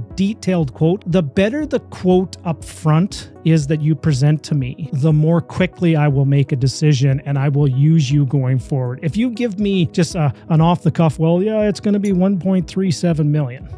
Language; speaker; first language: English; native; English